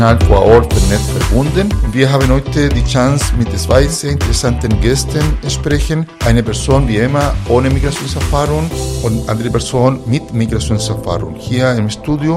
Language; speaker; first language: German; non-native, fluent; Spanish